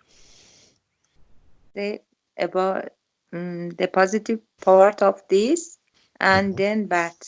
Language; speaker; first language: English; non-native, learner; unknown